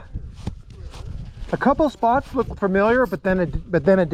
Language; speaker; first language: English; native; English